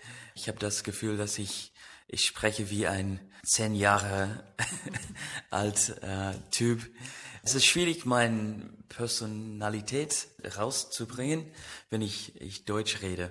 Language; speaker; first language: German; non-native, learner; English